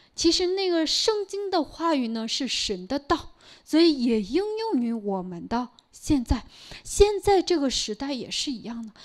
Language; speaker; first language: Chinese; non-native, local second language; Korean